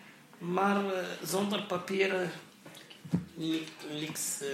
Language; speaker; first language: Dutch; non-native, learner; Arabic